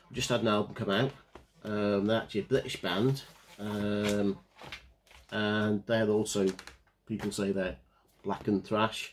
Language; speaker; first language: English; native; English